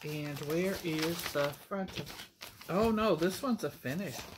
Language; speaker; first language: English; native; English